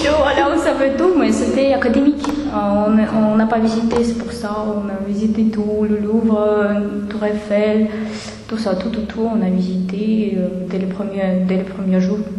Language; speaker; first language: French; non-native, fluent; Russian